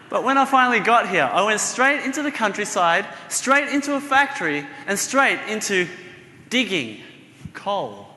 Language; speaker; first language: English; native; English